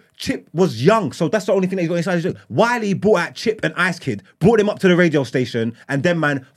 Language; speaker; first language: English; native; English